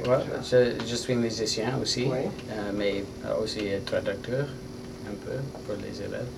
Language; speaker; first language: French; non-native, learner; English